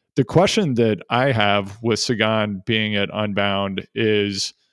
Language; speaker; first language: English; native; English